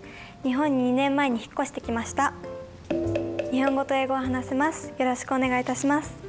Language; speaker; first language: Japanese; non-native, fluent; English